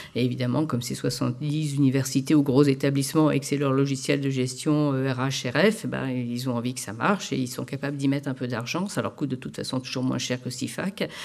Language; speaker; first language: French; native; French